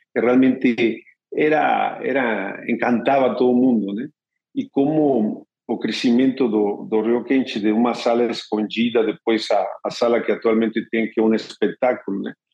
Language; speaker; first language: Portuguese; non-native, fluent; Spanish